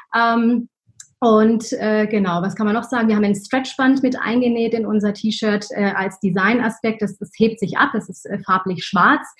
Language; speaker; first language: German; early bilingual, other home language; Arabic